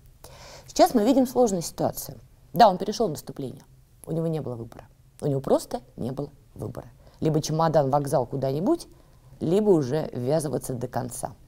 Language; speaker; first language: Russian; native; Russian